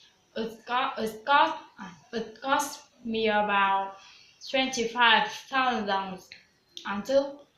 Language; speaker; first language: English; non-native, learner; Vietnamese